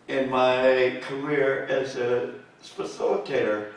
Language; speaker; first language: English; native; English